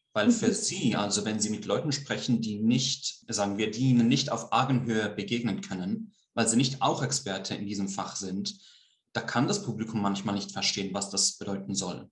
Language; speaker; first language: German; early bilingual, heritage; Swiss German